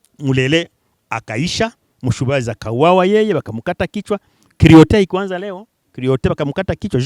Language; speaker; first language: Swahili; non-native, local second language; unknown